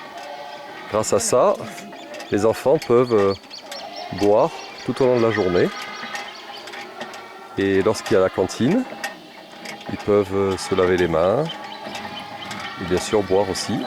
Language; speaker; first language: French; native; French